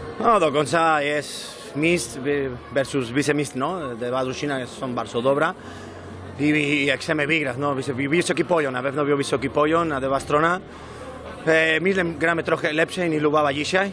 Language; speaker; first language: Polish; non-native, learner; Spanish